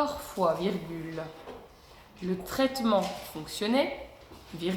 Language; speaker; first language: French; native; French